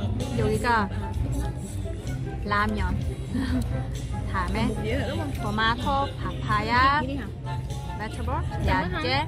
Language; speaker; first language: Korean; non-native, learner; Vietnamese